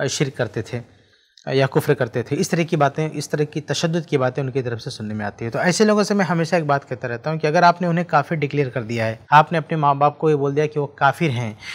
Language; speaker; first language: Hindi; native; Hindi